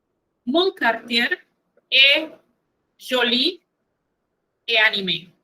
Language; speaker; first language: French; non-native, fluent; Spanish